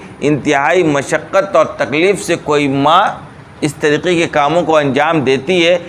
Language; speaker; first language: Urdu; native; Urdu